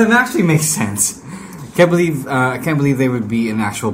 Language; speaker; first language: English; non-native, local second language; Filipino